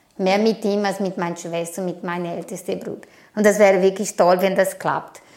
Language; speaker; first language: German; non-native, fluent; Portuguese